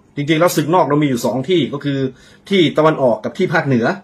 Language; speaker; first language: Thai; native; Thai